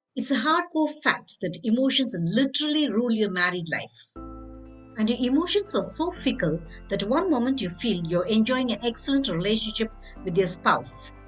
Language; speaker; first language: English; non-native, local second language; Tamil